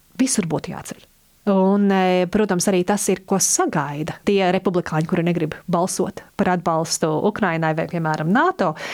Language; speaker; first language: Latvian; early bilingual, heritage; Latvian